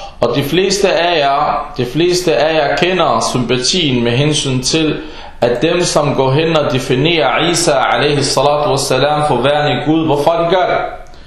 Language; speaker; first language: Danish; non-native, fluent; Arabic